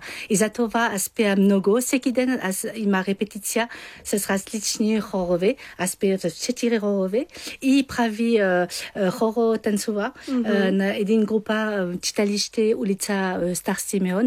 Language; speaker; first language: Bulgarian; non-native, learner; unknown